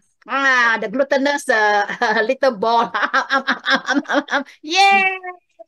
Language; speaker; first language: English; non-native, local second language; Chinese